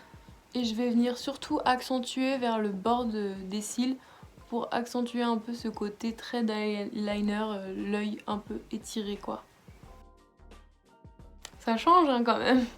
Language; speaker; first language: French; native; French